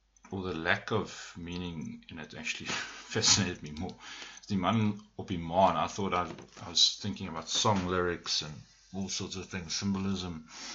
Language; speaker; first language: English; native; English